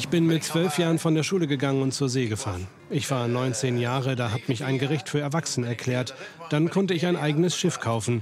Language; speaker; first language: German; native; German